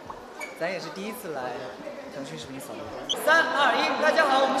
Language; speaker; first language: Chinese; non-native, learner; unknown